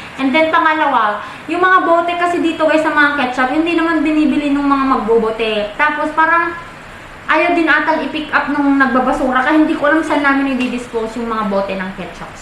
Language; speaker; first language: Filipino; non-native, local second language; Iloko